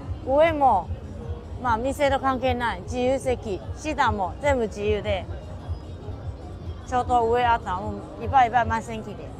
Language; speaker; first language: Japanese; non-native, fluent; Chinese